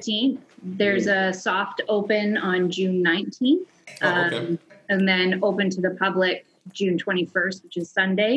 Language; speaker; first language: English; native; English